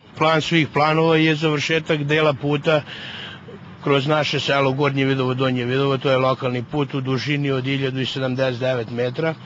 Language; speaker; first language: Serbian; native; Serbian